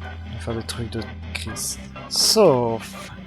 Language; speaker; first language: French; native; French